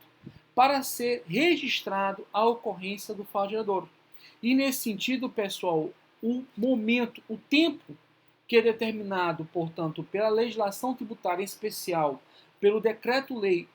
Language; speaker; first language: Portuguese; native; Portuguese